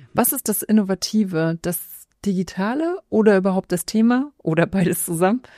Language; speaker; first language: German; native; German